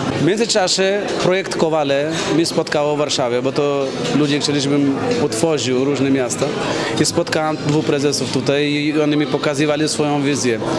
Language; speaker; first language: Polish; non-native, fluent; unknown